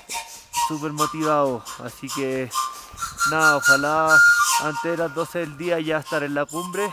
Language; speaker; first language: Spanish; native; Spanish